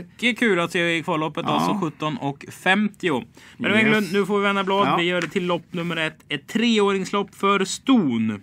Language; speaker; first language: Swedish; native; Swedish